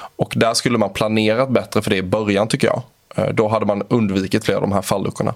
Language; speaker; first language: Swedish; native; Swedish